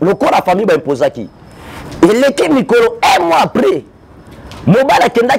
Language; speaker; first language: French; non-native, local second language; Lingala